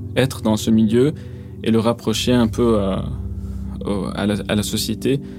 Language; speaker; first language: French; non-native, local second language; Arabic